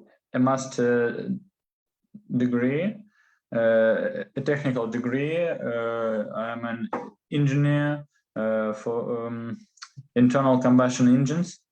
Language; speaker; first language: English; non-native, learner; Russian